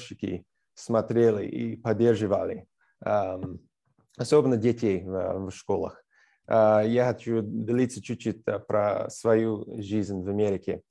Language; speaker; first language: Russian; non-native, fluent; English